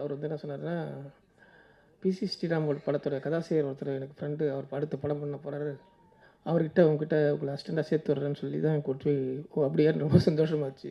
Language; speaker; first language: Tamil; native; Tamil